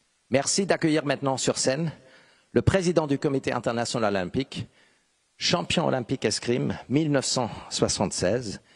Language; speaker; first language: French; non-native, fluent; German